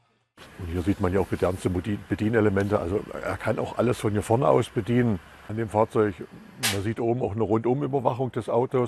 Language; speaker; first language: German; native; German